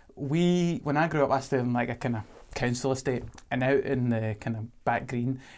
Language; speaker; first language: English; native; English